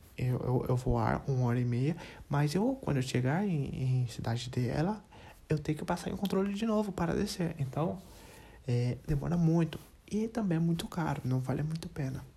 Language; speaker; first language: Portuguese; non-native, learner; English